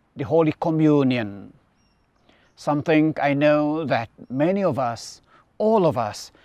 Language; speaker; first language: English; non-native, local second language; Iban